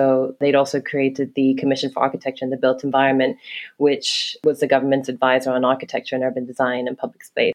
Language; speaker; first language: English; non-native, local second language; Cantonese